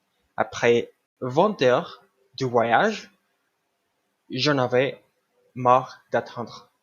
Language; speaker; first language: French; non-native, learner; Spanish